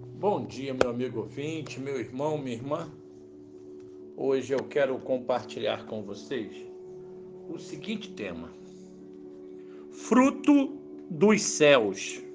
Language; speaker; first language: Portuguese; native; Portuguese